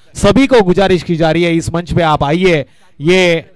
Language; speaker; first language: Hindi; non-native, local second language; Marathi